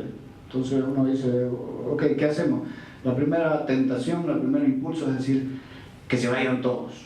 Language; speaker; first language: Spanish; native; Spanish